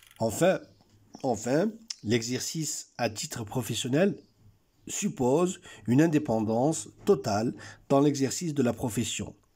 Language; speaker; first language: French; non-native, local second language; Arabic